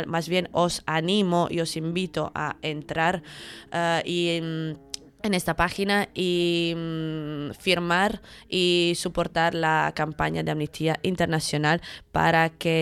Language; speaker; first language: Spanish; native; Spanish